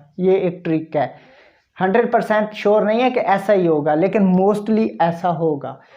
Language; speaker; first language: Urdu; native; Urdu